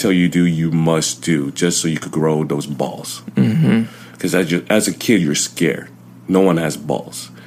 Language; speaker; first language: English; early bilingual, other home language; Vietnamese